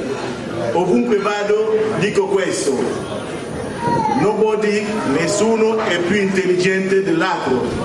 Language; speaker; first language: Italian; non-native, fluent; French